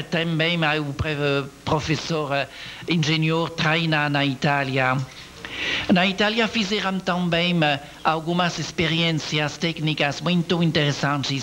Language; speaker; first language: Portuguese; non-native, learner; French